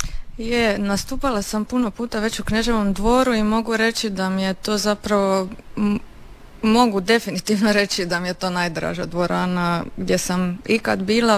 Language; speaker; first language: Serbian; native; Serbian